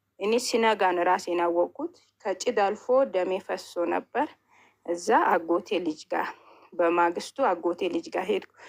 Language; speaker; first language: Amharic; non-native, local second language; Hadiyya